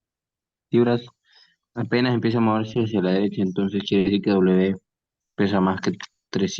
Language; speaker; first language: Spanish; native; Spanish